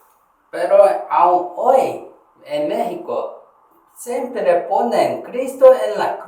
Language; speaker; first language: Spanish; non-native, learner; Korean